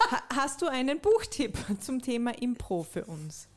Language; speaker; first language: German; native; German